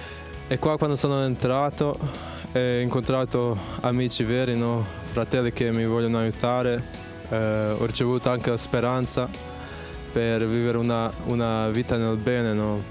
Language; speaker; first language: Italian; non-native, fluent; Bosnian